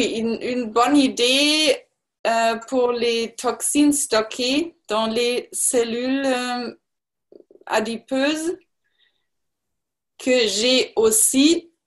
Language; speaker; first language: French; non-native, learner; German